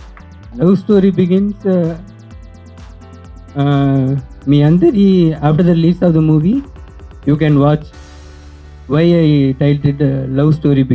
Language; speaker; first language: Telugu; non-native, learner; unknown